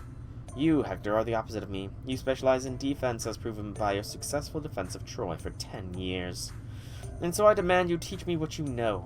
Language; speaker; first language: English; native; English